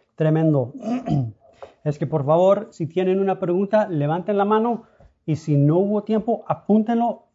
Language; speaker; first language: Spanish; non-native, fluent; English